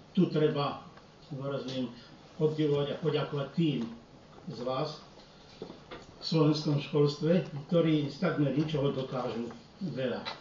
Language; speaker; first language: Slovak; early bilingual, heritage; Slovak